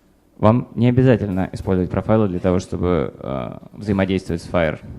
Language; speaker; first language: Russian; native; Russian